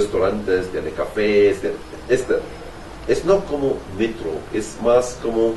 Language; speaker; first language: Spanish; non-native, learner; Arabic